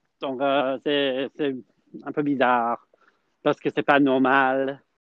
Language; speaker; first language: French; non-native, learner; English